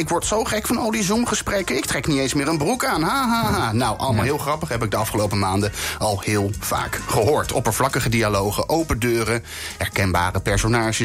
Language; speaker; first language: Dutch; native; Dutch